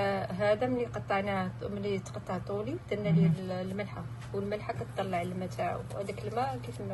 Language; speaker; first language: Arabic; native; Arabic